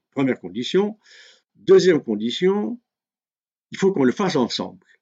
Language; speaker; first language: French; non-native, local second language; Kabyle